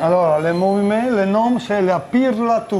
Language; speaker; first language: French; non-native, learner; Italian